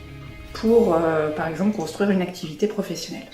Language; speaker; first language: French; native; French